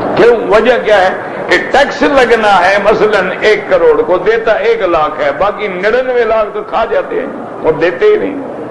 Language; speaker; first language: Urdu; early bilingual, heritage; Urdu